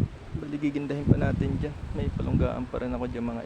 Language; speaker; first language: Filipino; native; Filipino